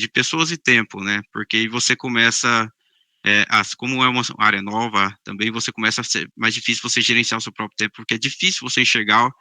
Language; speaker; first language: Portuguese; native; Portuguese